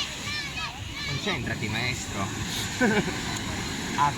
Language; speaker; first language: Italian; native; Italian